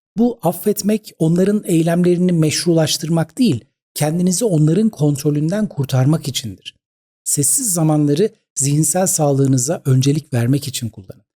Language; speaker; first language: Turkish; native; Turkish